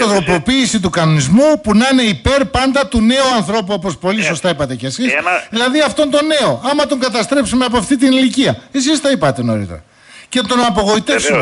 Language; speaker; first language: Greek; native; Greek